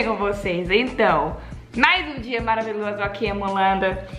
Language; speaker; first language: Portuguese; non-native, learner; Dutch